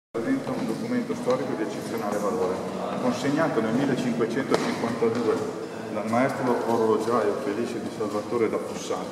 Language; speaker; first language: Italian; native; Italian